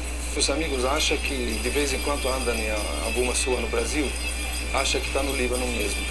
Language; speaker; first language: Portuguese; non-native, fluent; Arabic